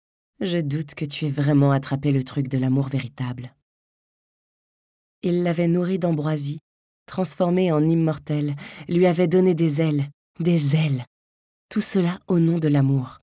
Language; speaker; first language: French; native; French